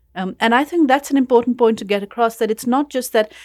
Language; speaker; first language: English; non-native, local second language; Urdu